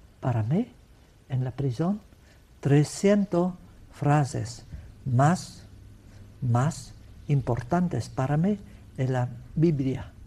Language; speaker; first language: Spanish; non-native, learner; Vietnamese